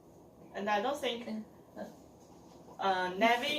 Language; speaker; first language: English; non-native, learner; Chinese